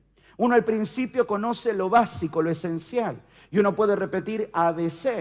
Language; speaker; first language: Spanish; native; Spanish